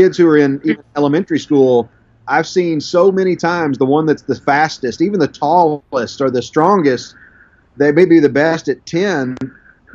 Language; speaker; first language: English; native; English